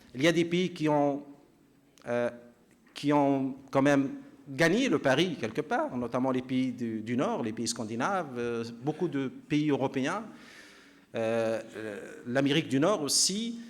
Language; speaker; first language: French; non-native, local second language; Arabic